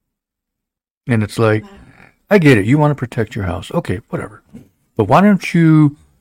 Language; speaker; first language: English; native; English